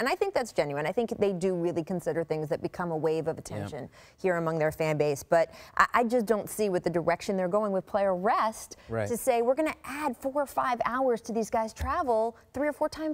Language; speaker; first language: English; native; English